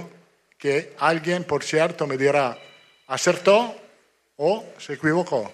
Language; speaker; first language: Portuguese; non-native, fluent; Italian